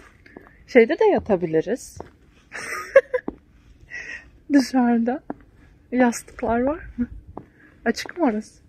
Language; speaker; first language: Turkish; non-native, learner; Bosnian